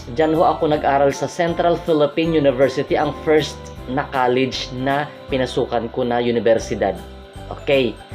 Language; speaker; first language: Filipino; non-native, local second language; Hiligaynon